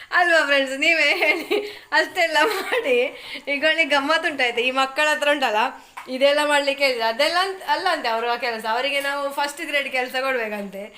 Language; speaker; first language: Kannada; non-native, local second language; Tulu